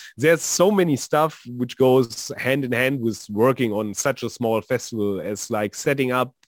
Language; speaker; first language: English; non-native, fluent; German